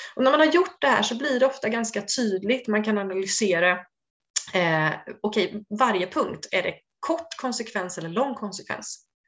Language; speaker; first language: Swedish; native; Swedish